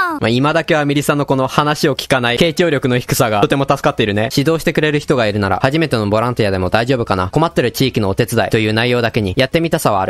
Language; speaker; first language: Japanese; native; Japanese